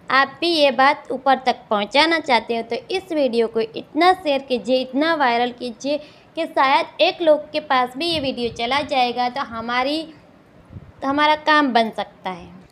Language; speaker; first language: Hindi; non-native, local second language; Gujarati